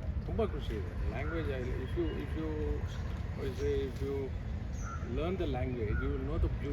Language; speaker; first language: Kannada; non-native, learner; Telugu